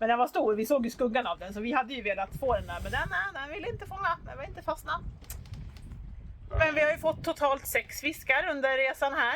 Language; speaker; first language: Swedish; native; Swedish